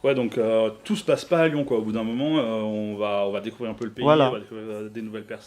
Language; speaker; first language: French; native; French